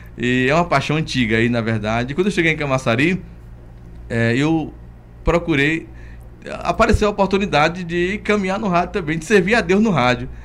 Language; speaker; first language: Portuguese; native; Portuguese